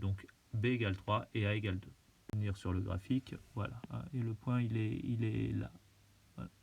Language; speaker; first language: French; native; French